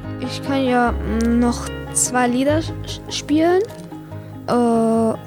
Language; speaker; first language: German; non-native, learner; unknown